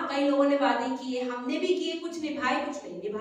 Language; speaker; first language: Hindi; native; Hindi